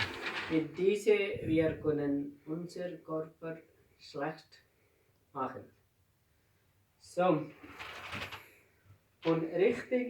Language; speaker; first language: German; non-native, learner; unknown